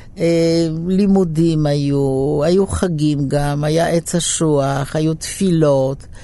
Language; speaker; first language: Hebrew; early bilingual, other home language; Polish